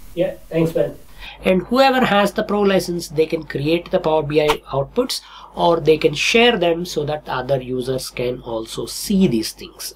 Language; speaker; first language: English; non-native, local second language; Telugu